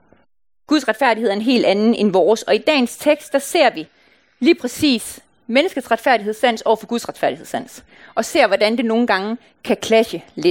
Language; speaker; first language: Danish; native; Danish